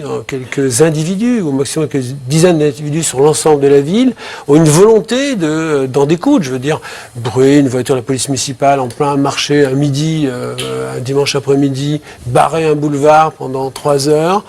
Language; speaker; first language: French; native; French